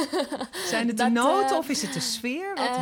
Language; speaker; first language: Dutch; native; Dutch